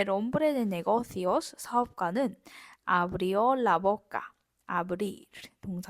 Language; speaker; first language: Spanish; non-native, fluent; Korean